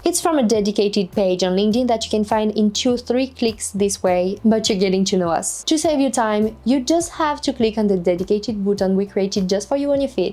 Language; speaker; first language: English; non-native, fluent; French